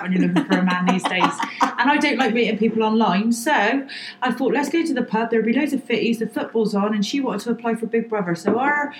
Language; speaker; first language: English; native; English